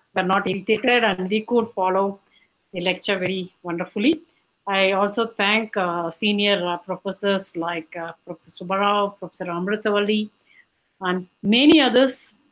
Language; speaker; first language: English; non-native, local second language; Tamil